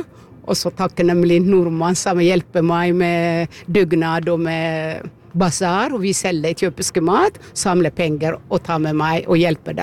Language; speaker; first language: Norwegian; non-native, fluent; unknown